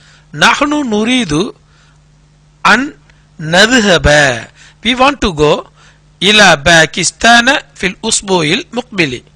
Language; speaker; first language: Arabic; non-native, fluent; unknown